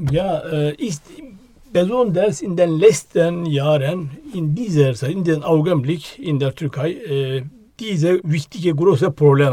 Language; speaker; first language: German; non-native, learner; Turkish